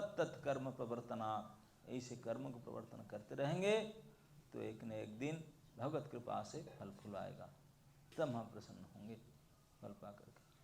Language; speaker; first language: Hindi; non-native, local second language; Bangla